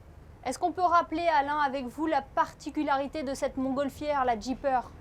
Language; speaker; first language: French; native; French